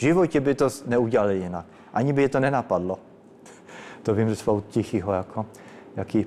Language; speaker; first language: Czech; early bilingual, heritage; Czech